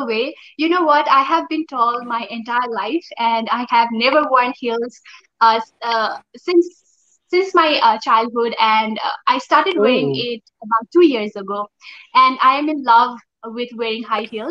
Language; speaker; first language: English; non-native, local second language; Nepali